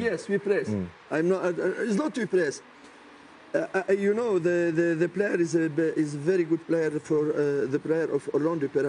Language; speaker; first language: English; non-native, learner; French